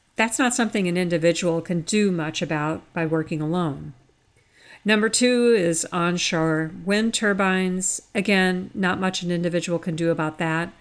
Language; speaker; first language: English; native; English